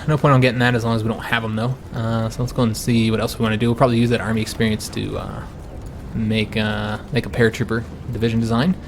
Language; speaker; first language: English; native; English